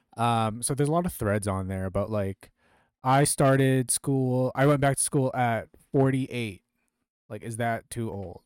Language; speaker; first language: English; early bilingual, other home language; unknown